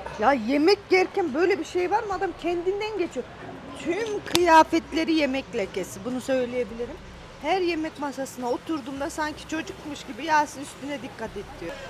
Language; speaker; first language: Turkish; early bilingual, heritage; Turkish